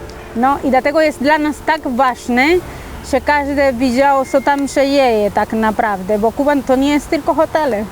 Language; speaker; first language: Polish; non-native, fluent; Spanish